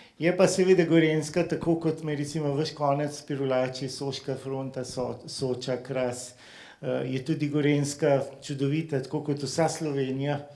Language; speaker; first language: Slovenian; native; Slovenian